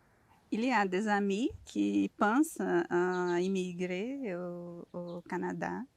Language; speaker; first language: French; non-native, learner; Portuguese